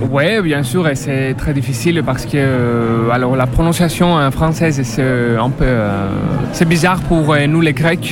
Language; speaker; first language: French; non-native, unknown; Greek